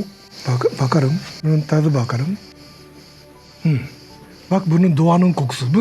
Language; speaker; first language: Turkish; non-native, learner; Japanese